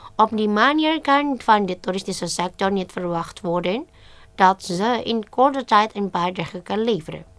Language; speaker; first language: Dutch; non-native, fluent; Indonesian